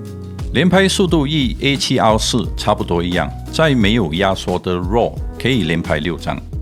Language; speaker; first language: Chinese; native; Chinese